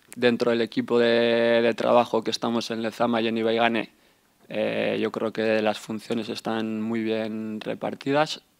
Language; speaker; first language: Spanish; native; Spanish